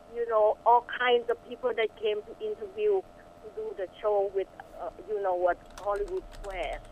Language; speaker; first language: English; non-native, fluent; Thai